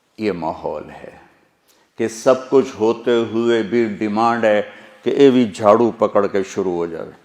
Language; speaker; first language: Urdu; non-native, local second language; Punjabi